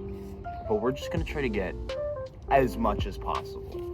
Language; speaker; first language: English; native; English